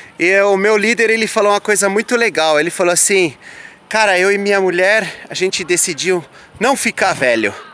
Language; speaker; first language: Portuguese; native; Portuguese